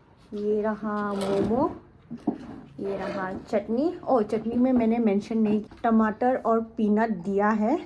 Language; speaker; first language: Hindi; non-native, local second language; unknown